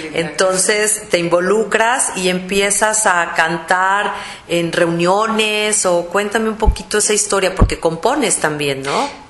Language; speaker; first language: Spanish; native; Spanish